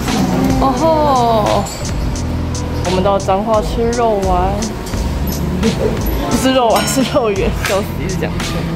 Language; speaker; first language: Chinese; native; Chinese